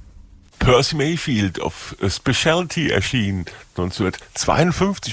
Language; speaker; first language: German; native; German